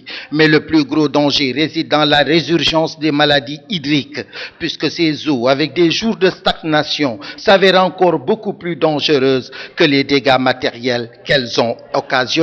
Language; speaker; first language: French; non-native, local second language; Wolof